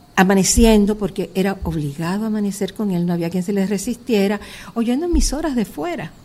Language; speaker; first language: Spanish; native; Spanish